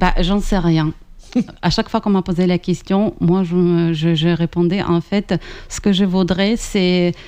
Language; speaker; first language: French; non-native, fluent; Ukrainian